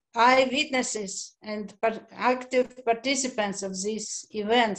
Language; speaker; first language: English; non-native, fluent; Russian